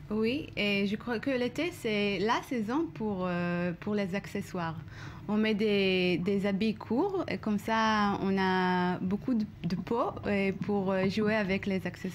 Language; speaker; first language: French; non-native, learner; Hebrew